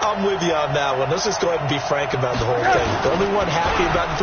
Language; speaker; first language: English; native; English